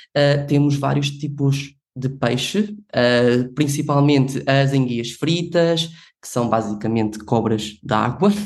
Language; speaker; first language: Portuguese; native; Portuguese